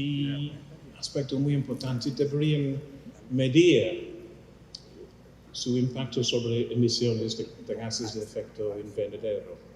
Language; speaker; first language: Spanish; non-native, fluent; English